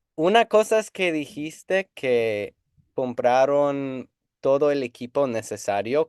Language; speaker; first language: Spanish; non-native, fluent; English